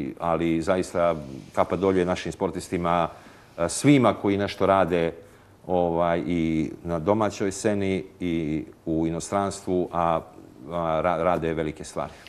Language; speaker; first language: Croatian; native; Croatian